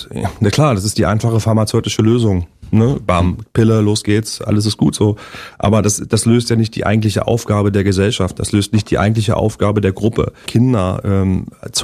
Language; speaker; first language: German; native; German